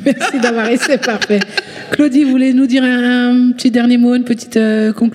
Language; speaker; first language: French; native; French